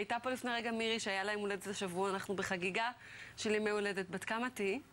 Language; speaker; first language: Hebrew; native; Hebrew